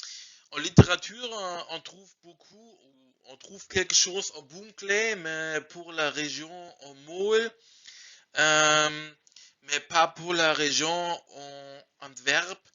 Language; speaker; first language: French; non-native, learner; German